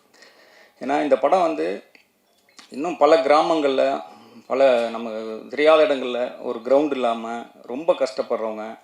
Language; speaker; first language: Tamil; native; Tamil